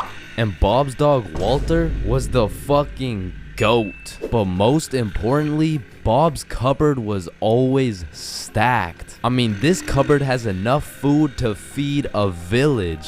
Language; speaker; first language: English; native; English